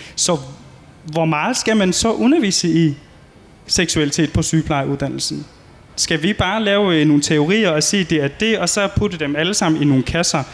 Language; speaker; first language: Danish; early bilingual, other home language; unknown